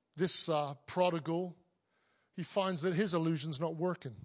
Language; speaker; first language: English; native; English